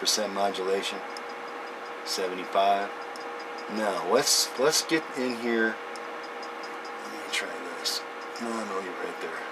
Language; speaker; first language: English; native; English